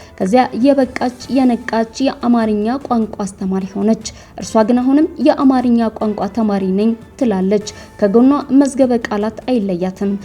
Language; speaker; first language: Amharic; native; Amharic